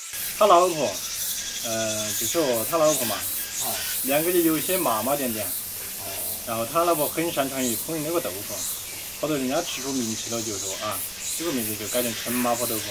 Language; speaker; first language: Chinese; native; Chinese